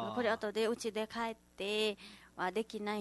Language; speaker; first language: Japanese; non-native, learner; Nepali